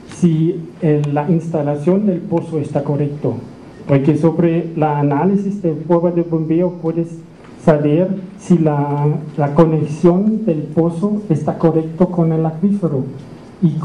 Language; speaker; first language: Spanish; non-native, fluent; German